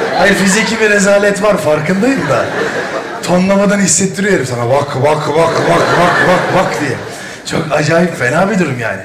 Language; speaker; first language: Turkish; native; Turkish